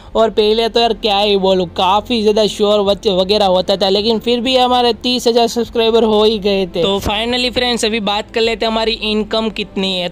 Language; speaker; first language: Hindi; non-native, local second language; Gujarati